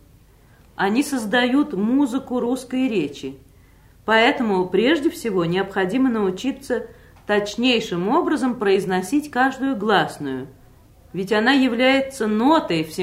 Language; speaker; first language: Russian; native; Russian